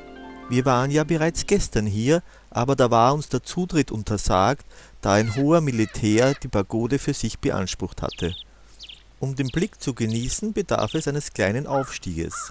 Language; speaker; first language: German; native; German